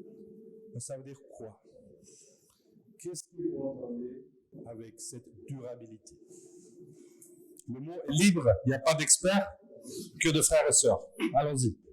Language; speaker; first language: French; non-native, fluent; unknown